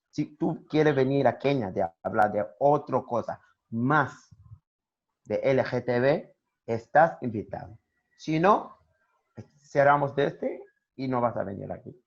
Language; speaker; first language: Spanish; non-native, learner; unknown